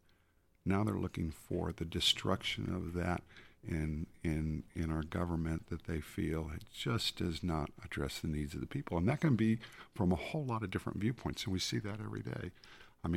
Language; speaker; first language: English; native; English